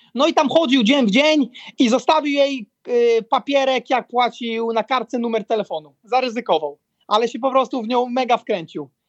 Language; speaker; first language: Polish; native; Polish